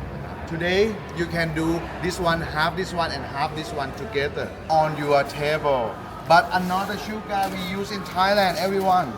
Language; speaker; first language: English; non-native, learner; Thai